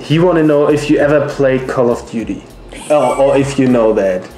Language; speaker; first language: English; non-native, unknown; German